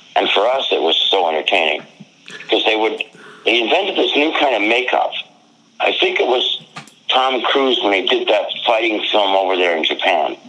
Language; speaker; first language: English; native; English